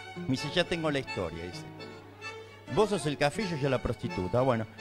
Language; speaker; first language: Spanish; native; Spanish